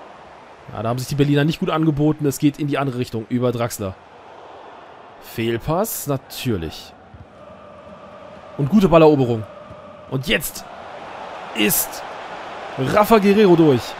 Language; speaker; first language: German; native; German